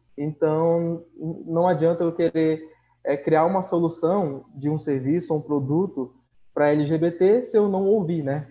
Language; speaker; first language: Portuguese; native; Portuguese